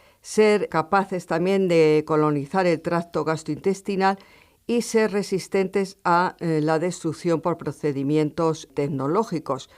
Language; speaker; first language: Spanish; native; Spanish